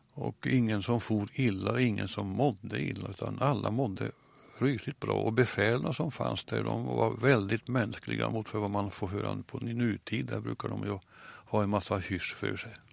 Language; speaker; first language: Swedish; native; Swedish